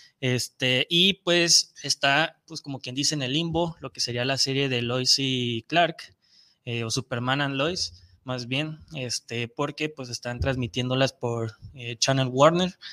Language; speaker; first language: Spanish; native; Spanish